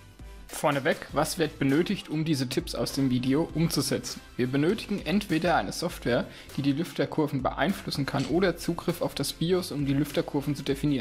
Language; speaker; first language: German; native; German